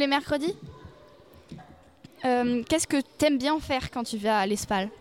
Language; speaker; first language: French; native; French